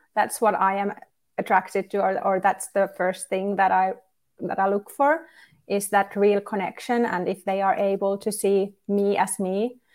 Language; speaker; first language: English; non-native, fluent; Finnish